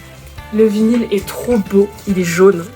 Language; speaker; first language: French; native; French